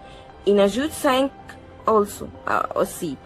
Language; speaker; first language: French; non-native, learner; Arabic